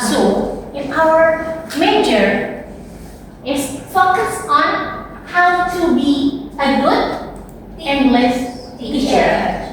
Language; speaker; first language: English; non-native, fluent; Indonesian